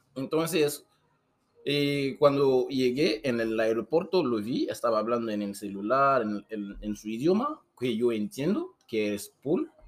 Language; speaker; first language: Spanish; non-native, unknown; Susu